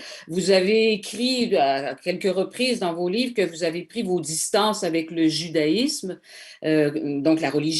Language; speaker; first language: French; native; French